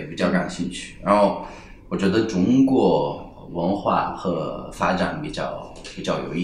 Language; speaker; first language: Chinese; non-native, fluent; Italian